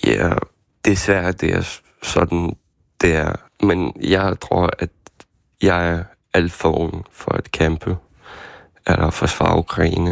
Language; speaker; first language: Danish; non-native, fluent; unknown